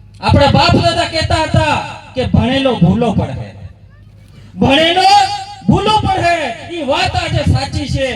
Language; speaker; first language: Gujarati; non-native, local second language; Bhili